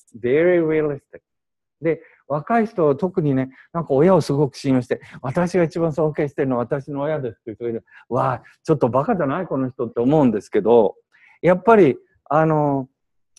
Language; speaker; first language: Japanese; native; Japanese